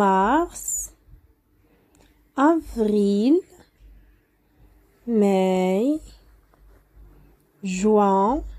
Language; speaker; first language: French; non-native, local second language; Arabic